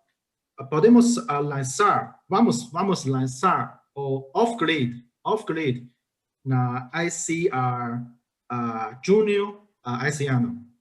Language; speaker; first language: Portuguese; non-native, learner; Chinese